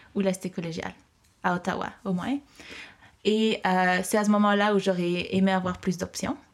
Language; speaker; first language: French; early bilingual, heritage; French